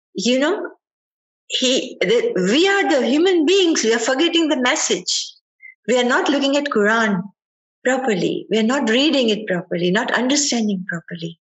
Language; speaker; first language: English; non-native, local second language; Sindhi